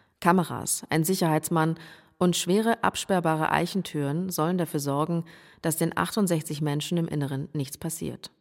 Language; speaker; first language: German; native; German